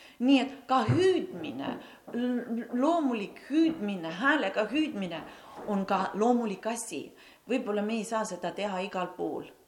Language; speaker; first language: Estonian; non-native, local second language; Russian